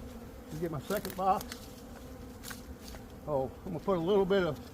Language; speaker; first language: English; native; English